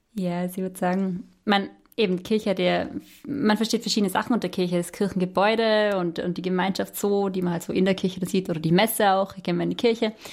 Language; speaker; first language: German; native; German